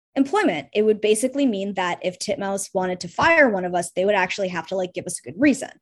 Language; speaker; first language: English; early bilingual, heritage; Russian